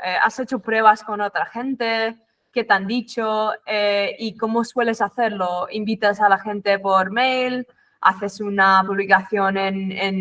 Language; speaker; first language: Spanish; non-native, fluent; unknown